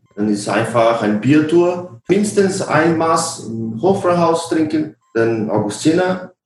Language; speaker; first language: German; non-native, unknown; Portuguese